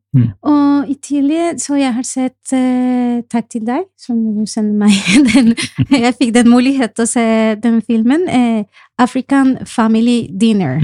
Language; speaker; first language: Norwegian; non-native, fluent; Spanish